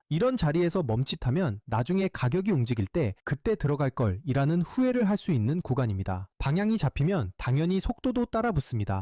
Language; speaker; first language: Korean; native; Korean